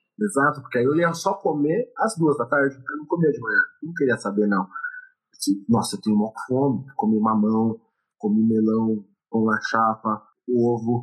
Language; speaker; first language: Portuguese; native; Portuguese